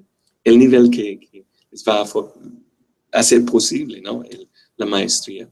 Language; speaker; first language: Spanish; non-native, fluent; English